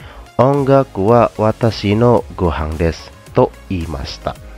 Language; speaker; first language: Japanese; non-native, fluent; Indonesian